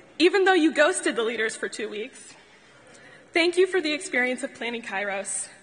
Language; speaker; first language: English; native; English